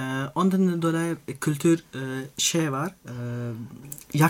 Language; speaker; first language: Turkish; non-native, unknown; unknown